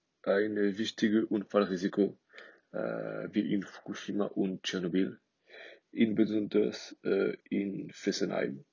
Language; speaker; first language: German; non-native, learner; French